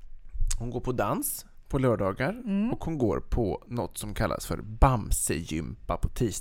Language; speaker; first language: Swedish; native; Swedish